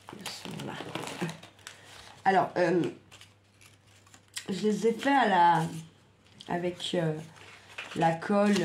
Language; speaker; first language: French; native; French